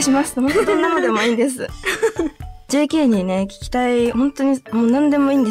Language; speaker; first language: Japanese; native; Japanese